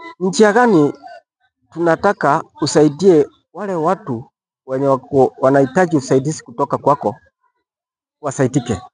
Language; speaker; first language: Swahili; non-native, local second language; Gusii